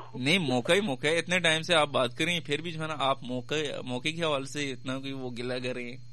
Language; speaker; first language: Urdu; non-native, local second language; Pashto